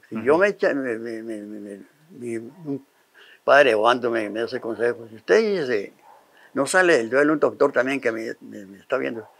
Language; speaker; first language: Spanish; native; Spanish